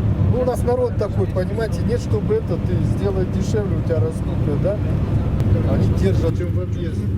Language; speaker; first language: Russian; native; Russian